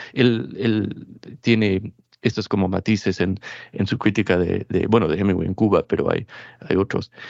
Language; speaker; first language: Spanish; non-native, fluent; English